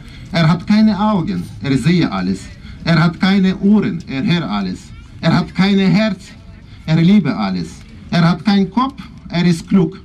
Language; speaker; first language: German; non-native, learner; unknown